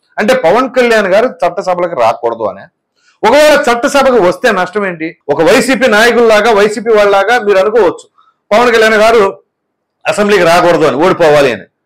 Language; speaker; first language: Telugu; native; Telugu